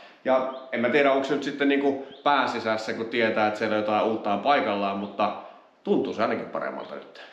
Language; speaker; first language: Finnish; native; Finnish